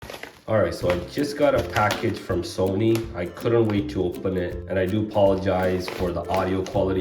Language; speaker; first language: English; native; English